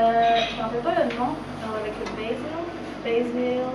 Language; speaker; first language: French; non-native, learner; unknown